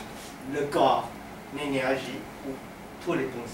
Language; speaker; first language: French; non-native, learner; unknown